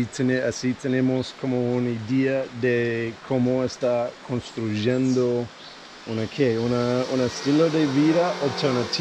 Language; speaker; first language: Spanish; non-native, fluent; English